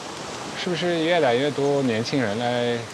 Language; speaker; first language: Chinese; non-native, fluent; Dutch